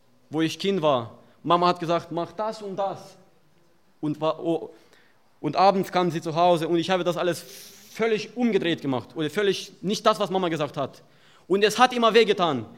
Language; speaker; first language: German; non-native, fluent; Russian